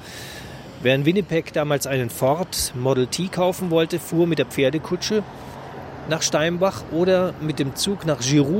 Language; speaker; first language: German; native; German